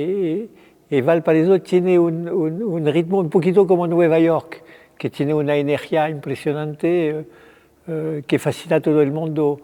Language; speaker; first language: Spanish; non-native, fluent; French